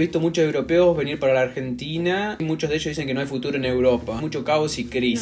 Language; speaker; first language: Spanish; native; Spanish